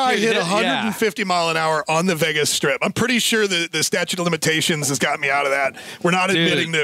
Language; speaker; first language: English; native; English